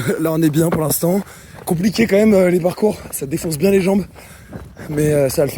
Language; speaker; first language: French; native; French